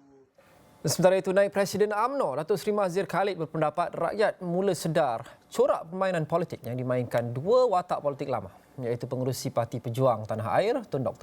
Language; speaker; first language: Malay; native; Malay